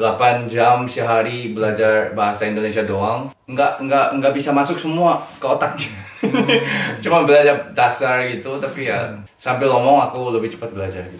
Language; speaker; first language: Indonesian; non-native, fluent; Korean